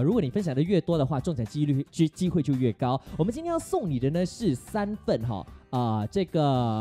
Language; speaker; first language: Chinese; native; Chinese